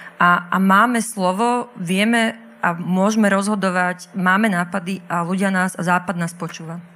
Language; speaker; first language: Slovak; native; Slovak